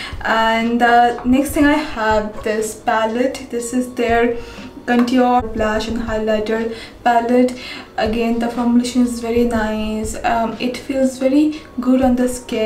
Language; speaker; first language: English; non-native, local second language; Bangla